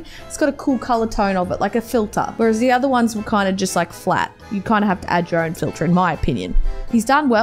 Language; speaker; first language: English; native; English